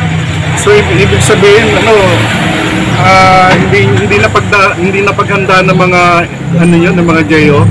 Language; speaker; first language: Filipino; native; Filipino